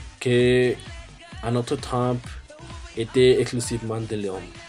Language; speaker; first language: French; non-native, learner; Spanish